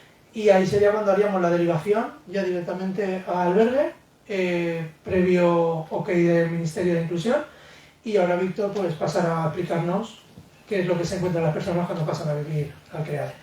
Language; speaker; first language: Spanish; native; Spanish